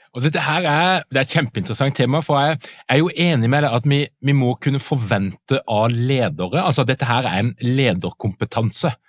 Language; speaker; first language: Norwegian; native; Norwegian